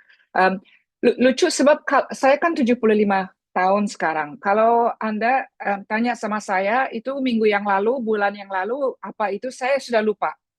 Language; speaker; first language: Indonesian; early bilingual, heritage; Indonesian